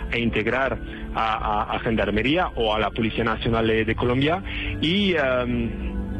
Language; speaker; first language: Spanish; non-native, fluent; French